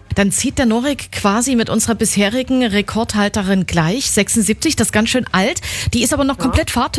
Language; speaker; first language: German; native; German